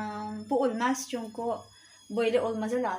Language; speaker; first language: Turkish; non-native, learner; Filipino